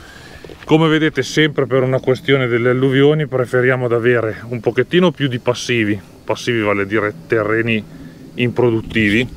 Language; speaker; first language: Italian; native; Italian